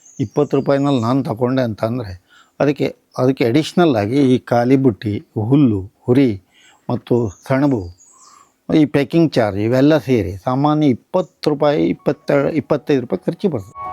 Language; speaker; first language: Kannada; native; Kannada